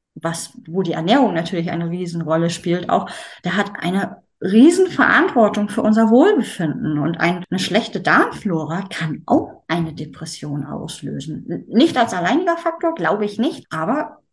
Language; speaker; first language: German; native; German